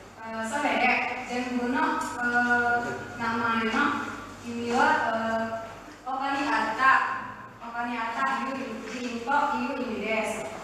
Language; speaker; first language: Japanese; non-native, learner; Indonesian